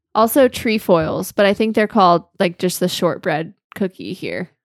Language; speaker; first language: English; native; English